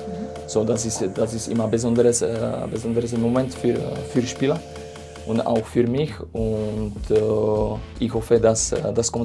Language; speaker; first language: German; non-native, fluent; Slovak